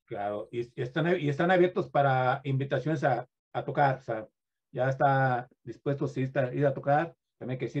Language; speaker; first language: Spanish; native; Spanish